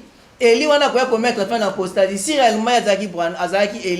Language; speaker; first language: French; non-native, local second language; Lingala